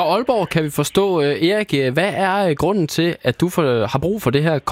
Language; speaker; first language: Danish; native; Danish